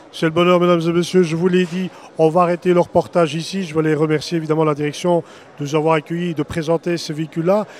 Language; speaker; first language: French; native; French